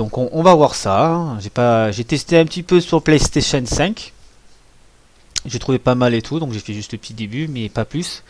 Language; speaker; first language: French; native; French